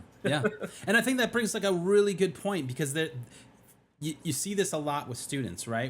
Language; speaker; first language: English; native; English